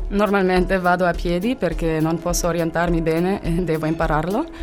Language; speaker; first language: Italian; non-native, learner; German